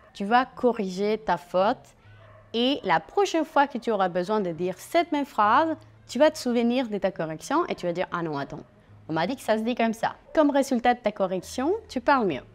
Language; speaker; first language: French; non-native, fluent; Spanish